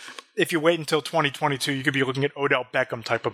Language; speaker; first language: English; native; English